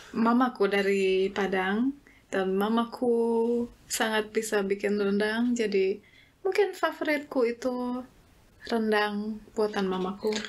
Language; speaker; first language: Indonesian; native; Indonesian